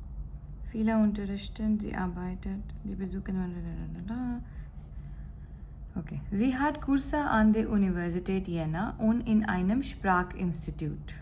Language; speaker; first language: German; non-native, fluent; Gujarati